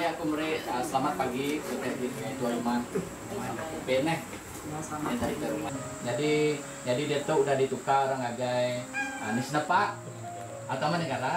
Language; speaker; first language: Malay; non-native, local second language; Iban